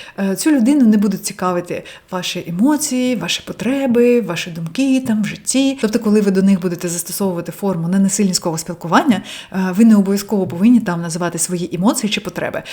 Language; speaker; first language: Ukrainian; non-native, local second language; Russian